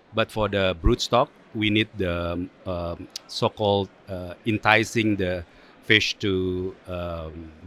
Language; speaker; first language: English; non-native, fluent; Indonesian